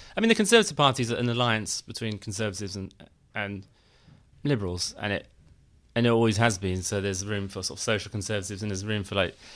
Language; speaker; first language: English; native; English